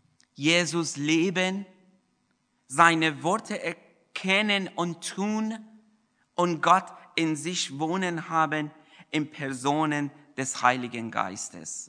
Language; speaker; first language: German; non-native, fluent; Persian